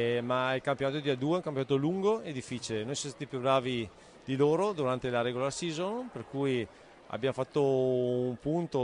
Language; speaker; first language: Italian; native; Italian